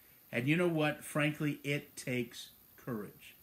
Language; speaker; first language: English; native; English